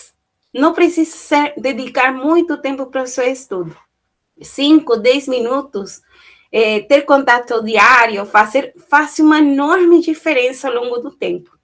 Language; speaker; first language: Portuguese; non-native, fluent; Spanish